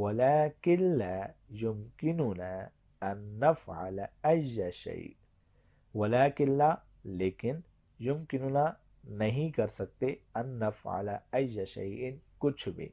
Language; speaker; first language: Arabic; non-native, fluent; Urdu